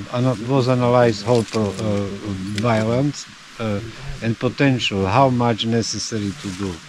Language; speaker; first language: English; non-native, learner; Slovak